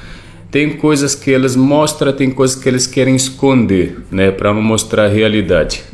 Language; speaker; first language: Portuguese; non-native, fluent; Arabic